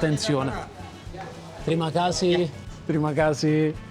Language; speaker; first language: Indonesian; non-native, learner; Italian